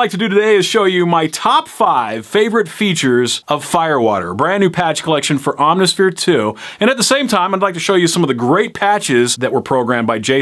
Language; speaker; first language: English; native; English